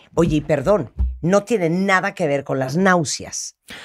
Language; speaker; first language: Spanish; native; Spanish